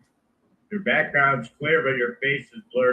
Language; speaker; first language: English; native; English